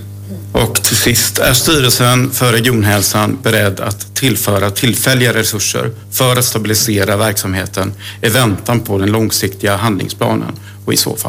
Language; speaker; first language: Swedish; native; Swedish